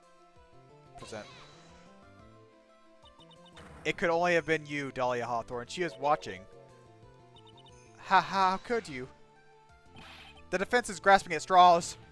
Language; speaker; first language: English; native; English